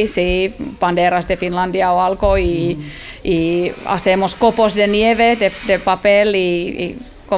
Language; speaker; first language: Spanish; non-native, learner; Finnish